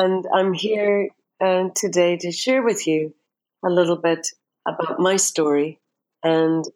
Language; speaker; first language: English; native; English